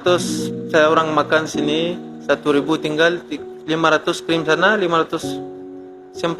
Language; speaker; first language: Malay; non-native, learner; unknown